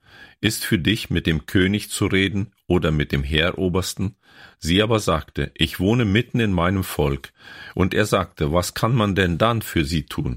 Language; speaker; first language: German; native; German